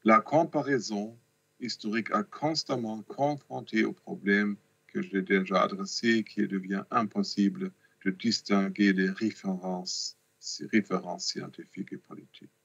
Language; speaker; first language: French; non-native, fluent; German